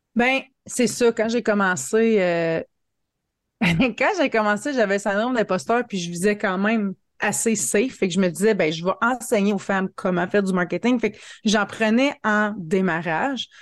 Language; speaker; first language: French; native; French